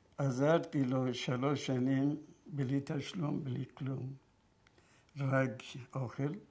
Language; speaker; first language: Hebrew; non-native, fluent; Persian